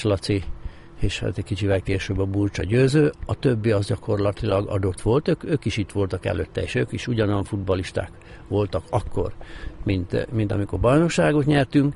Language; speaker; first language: Hungarian; native; Hungarian